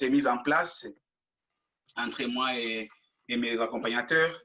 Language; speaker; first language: French; non-native, local second language; Kinyarwanda